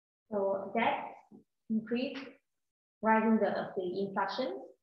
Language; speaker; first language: English; non-native, fluent; Vietnamese